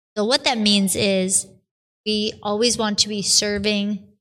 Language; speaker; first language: English; native; English